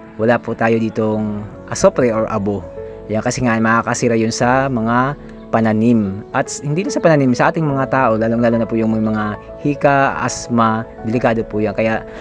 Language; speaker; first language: Filipino; non-native, local second language; Bikol